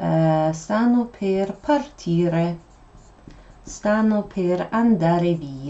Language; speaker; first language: Italian; non-native, fluent; English